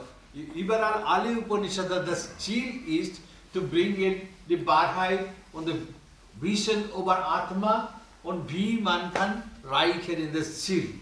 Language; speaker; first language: German; non-native, learner; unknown